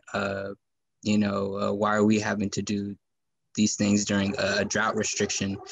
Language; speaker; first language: English; native; English